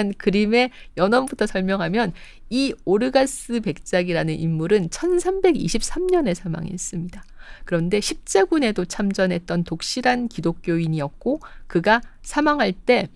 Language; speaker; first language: Korean; native; Korean